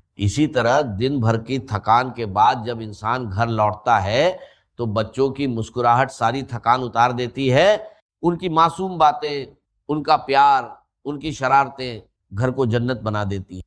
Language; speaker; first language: Urdu; native; Urdu